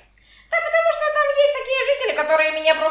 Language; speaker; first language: Russian; native; Russian